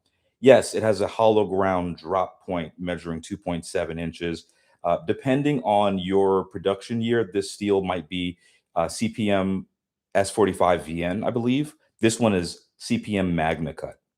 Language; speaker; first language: English; native; English